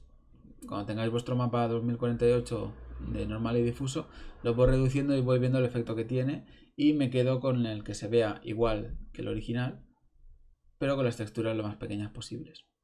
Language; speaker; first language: Spanish; native; Spanish